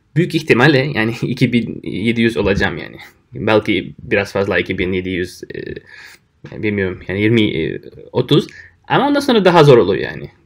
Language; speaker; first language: Turkish; non-native, fluent; Russian